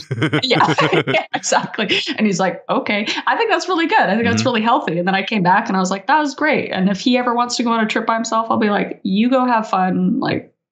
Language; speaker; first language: English; native; English